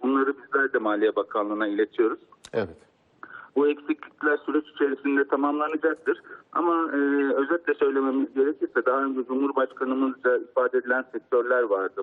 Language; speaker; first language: Turkish; native; Turkish